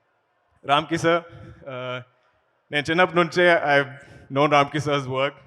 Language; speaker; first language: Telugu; non-native, learner; Malayalam